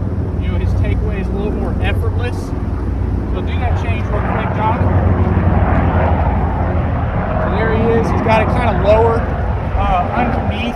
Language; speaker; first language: English; native; English